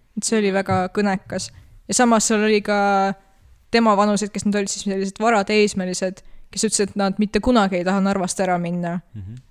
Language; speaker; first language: Estonian; non-native, local second language; Russian